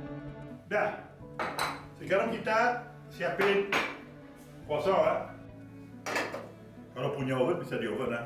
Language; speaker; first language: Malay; non-native, fluent; French